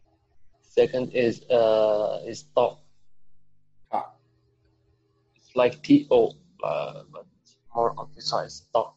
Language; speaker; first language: English; non-native, local second language; Arabic